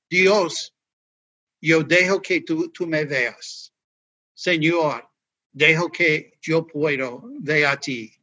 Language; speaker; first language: Spanish; non-native, learner; English